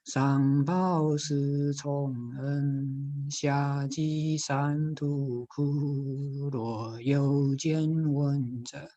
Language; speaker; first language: Chinese; native; Chinese